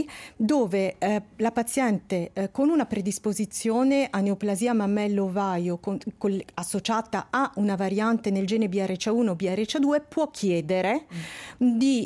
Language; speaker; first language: Italian; native; Italian